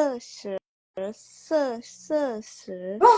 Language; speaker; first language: Chinese; non-native, learner; Indonesian